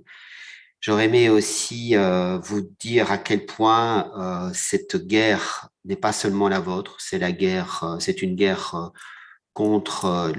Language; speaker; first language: French; native; French